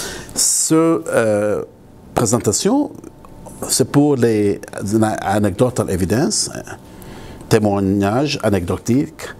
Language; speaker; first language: French; non-native, local second language; Arabic